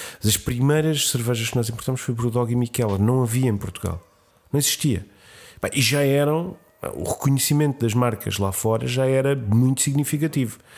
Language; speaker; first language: Portuguese; native; Portuguese